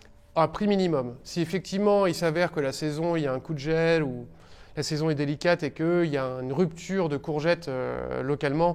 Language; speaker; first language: French; native; French